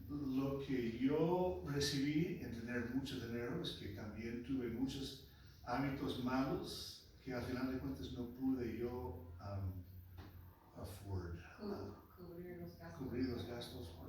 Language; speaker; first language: Spanish; non-native, local second language; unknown